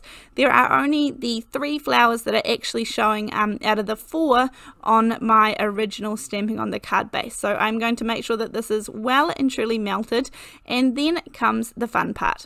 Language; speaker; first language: English; native; English